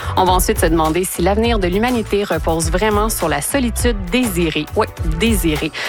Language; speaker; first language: French; native; French